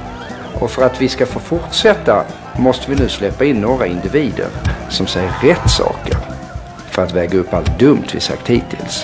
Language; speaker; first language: Swedish; native; Swedish